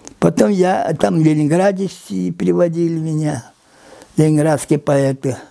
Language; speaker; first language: Russian; non-native, local second language; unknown